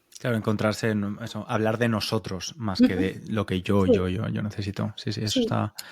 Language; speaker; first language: Spanish; native; Spanish